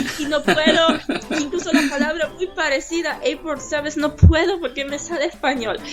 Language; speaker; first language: Spanish; non-native, fluent; Polish